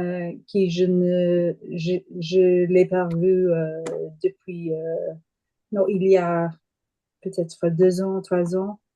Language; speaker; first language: French; non-native, learner; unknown